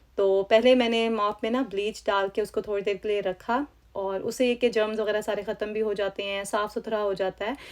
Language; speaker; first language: Urdu; native; Urdu